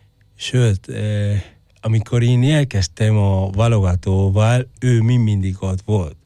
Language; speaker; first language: Hungarian; non-native, fluent; Spanish